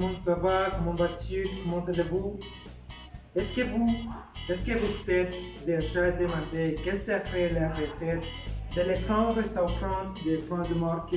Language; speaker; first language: French; non-native, learner; Spanish